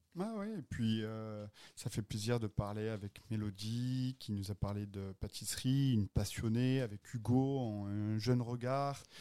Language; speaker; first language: French; native; French